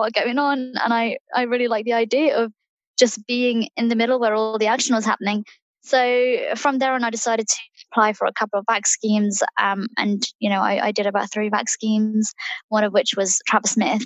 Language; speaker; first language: English; early bilingual, other home language; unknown